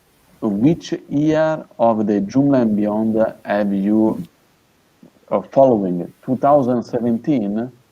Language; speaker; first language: English; non-native, fluent; Italian